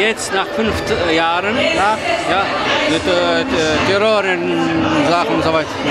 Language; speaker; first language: German; non-native, learner; Arabic